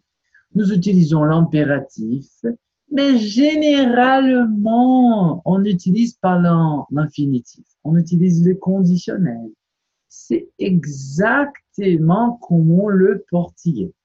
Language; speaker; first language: French; non-native, fluent; Portuguese